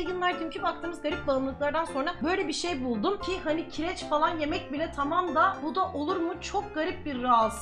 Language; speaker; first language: Turkish; native; Turkish